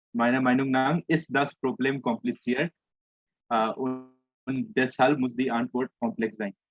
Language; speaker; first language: German; non-native, fluent; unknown